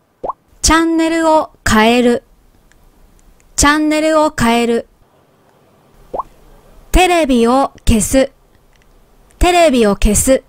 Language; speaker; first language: Japanese; native; Japanese